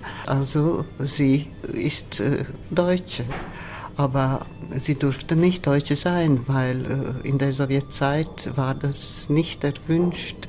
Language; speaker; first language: German; non-native, fluent; Latvian